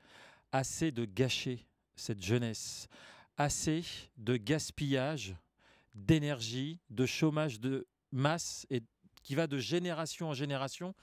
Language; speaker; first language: French; native; French